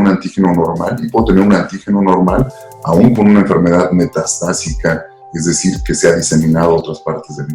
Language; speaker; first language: Spanish; native; Spanish